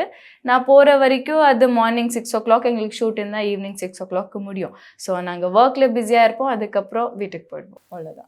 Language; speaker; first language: Tamil; non-native, local second language; Bangla